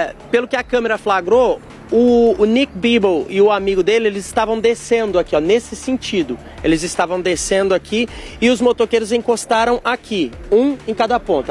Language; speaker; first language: Portuguese; native; Portuguese